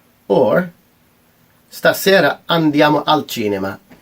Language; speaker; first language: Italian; non-native, fluent; English